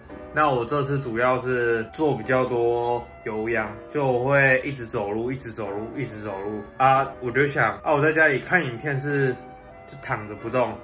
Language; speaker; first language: Chinese; native; Chinese